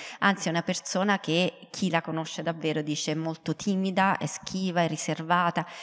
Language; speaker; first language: Italian; native; Italian